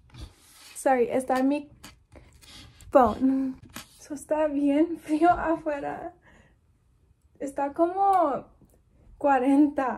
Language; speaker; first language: Spanish; early bilingual, heritage; Spanish